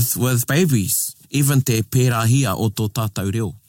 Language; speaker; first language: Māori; non-native, local second language; English